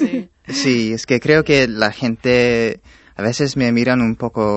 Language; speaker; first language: Spanish; non-native, fluent; English